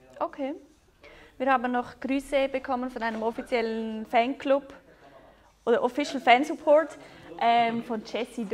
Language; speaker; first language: German; native; German